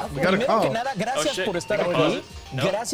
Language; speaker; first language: Spanish; native; Spanish